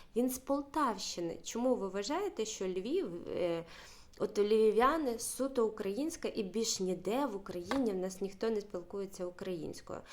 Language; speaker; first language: Ukrainian; native; Ukrainian